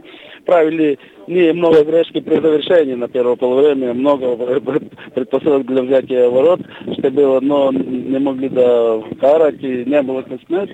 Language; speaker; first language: Bulgarian; non-native, learner; Russian